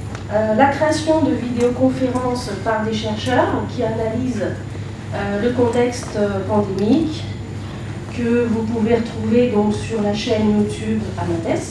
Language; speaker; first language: French; native; French